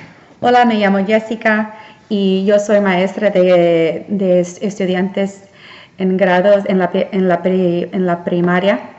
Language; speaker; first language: Spanish; early bilingual, heritage; Spanish